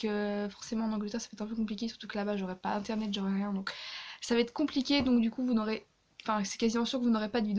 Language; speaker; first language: French; native; French